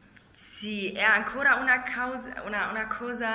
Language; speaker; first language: Italian; non-native, learner; German